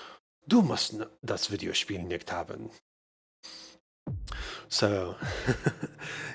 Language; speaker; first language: German; non-native, learner; English